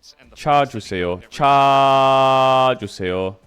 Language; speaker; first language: Korean; non-native, learner; English